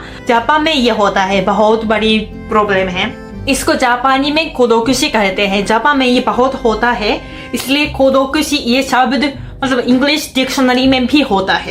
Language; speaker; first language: Hindi; non-native, fluent; Japanese